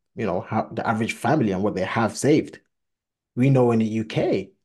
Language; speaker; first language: English; early bilingual, other home language; Akan